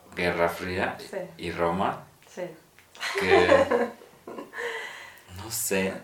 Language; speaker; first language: Spanish; non-native, fluent; Polish